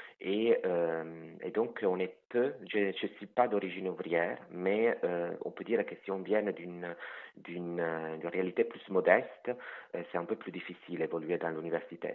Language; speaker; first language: French; non-native, fluent; Italian